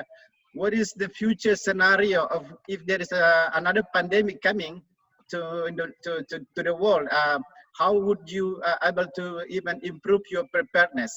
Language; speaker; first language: English; non-native, fluent; Indonesian